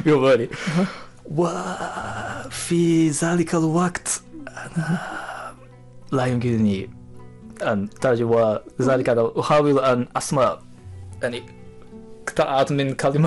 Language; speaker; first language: Arabic; non-native, learner; Japanese